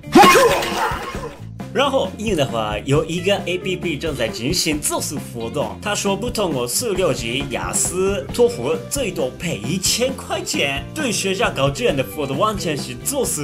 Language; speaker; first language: Chinese; non-native, fluent; Japanese